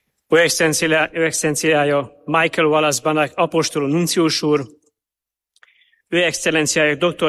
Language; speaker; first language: Hungarian; native; Hungarian